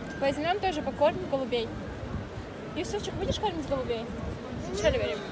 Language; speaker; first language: Russian; non-native, local second language; Tajik